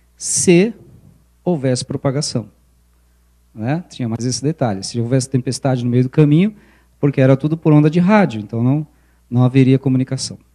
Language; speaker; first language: Portuguese; early bilingual, other home language; Spanish